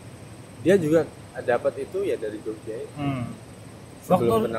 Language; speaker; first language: Indonesian; non-native, fluent; German